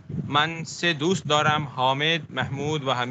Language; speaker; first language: Persian; non-native, learner; Urdu